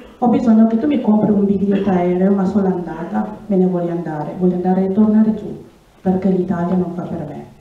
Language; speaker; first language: Italian; non-native, fluent; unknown